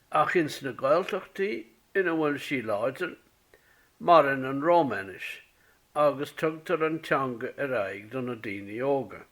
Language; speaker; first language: Irish; native; Irish